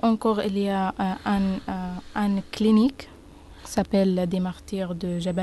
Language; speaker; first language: French; non-native, learner; Arabic